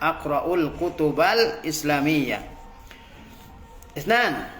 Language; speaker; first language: Arabic; non-native, fluent; Indonesian